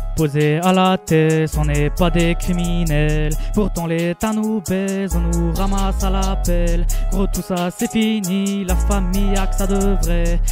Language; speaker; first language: French; non-native, fluent; Romanian